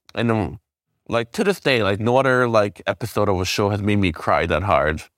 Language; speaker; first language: English; native; English